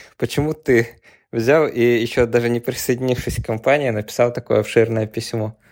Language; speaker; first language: Russian; native; Russian